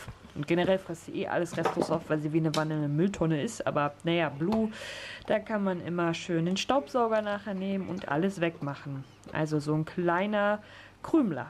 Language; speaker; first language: German; native; German